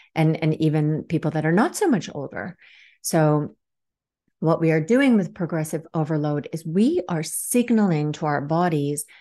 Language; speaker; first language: English; native; English